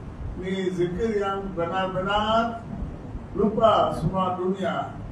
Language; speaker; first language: Indonesian; non-native, learner; Tamil